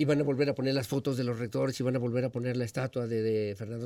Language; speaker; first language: Spanish; native; Spanish